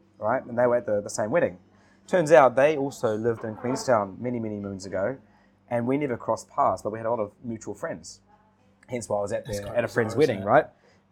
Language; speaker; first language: English; native; English